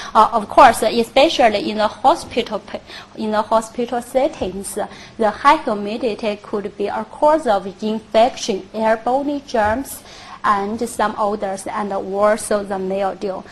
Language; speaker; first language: English; non-native, fluent; Chinese